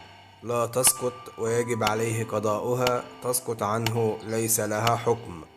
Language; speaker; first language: Arabic; native; Arabic